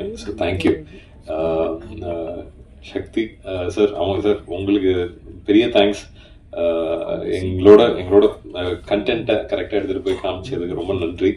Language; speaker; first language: Tamil; native; Tamil